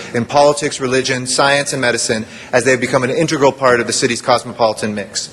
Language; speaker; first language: English; early bilingual, other home language; Italian